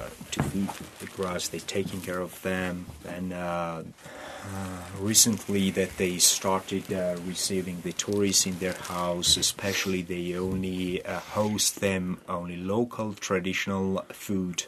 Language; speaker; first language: English; non-native, fluent; Georgian